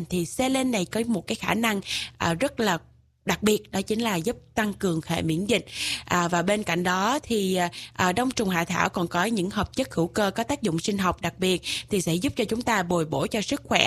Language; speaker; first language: Vietnamese; native; Vietnamese